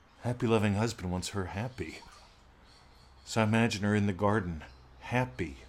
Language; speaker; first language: English; native; English